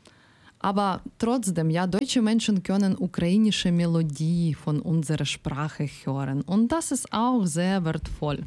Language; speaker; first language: German; non-native, learner; Ukrainian